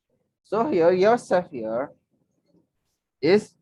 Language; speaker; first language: English; non-native, fluent; Indonesian